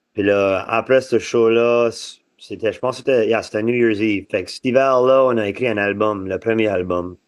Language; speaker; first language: French; native; French